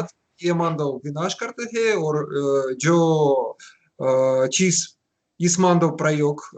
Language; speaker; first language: Hindi; non-native, learner; Russian